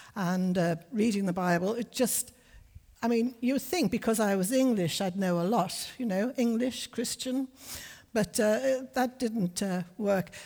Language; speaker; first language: English; native; English